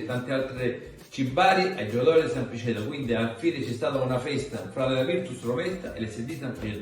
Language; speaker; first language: Italian; native; Italian